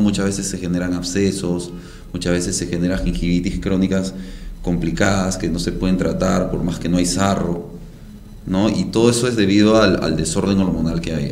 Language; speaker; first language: Spanish; native; Spanish